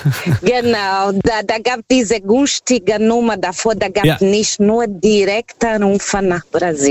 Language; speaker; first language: German; non-native, learner; Portuguese